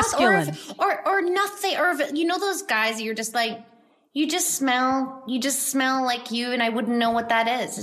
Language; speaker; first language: English; native; English